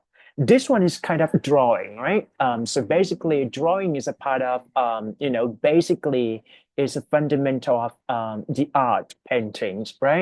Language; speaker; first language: English; non-native, fluent; Thai